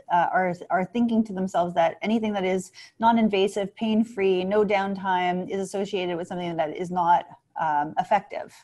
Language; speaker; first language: English; native; English